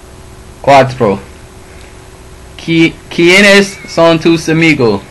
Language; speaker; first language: Spanish; non-native, learner; English